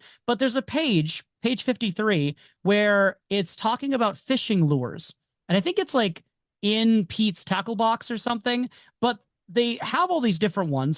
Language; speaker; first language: English; native; English